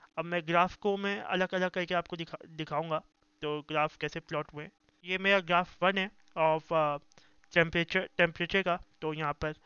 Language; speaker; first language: Hindi; native; Hindi